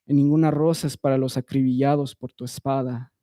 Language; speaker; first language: Spanish; early bilingual, other home language; English